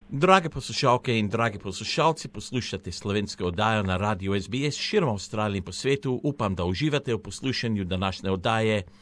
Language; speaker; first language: Slovenian; native; Slovenian